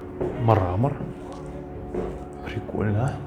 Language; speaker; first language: Russian; native; Russian